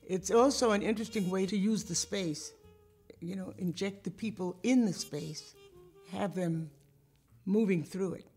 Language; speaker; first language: English; native; English